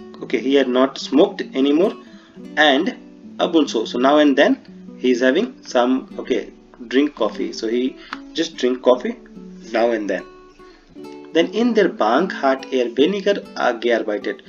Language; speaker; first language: English; non-native, local second language; Hindi